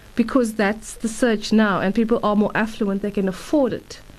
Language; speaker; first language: English; native; English